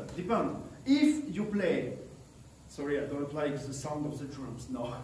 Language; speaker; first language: English; non-native, learner; French